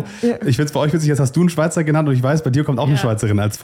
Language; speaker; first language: German; native; German